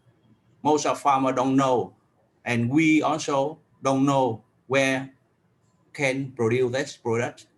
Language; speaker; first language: English; non-native, learner; Vietnamese